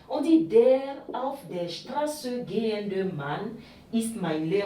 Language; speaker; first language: German; non-native, fluent; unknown